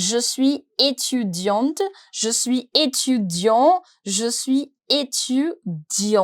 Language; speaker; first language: French; non-native, fluent; Hindi